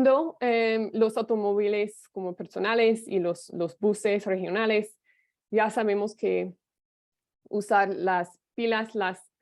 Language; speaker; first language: Spanish; non-native, fluent; English